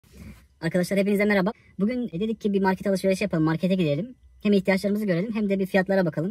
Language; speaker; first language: Turkish; native; Turkish